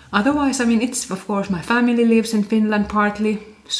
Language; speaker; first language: English; non-native, fluent; Finnish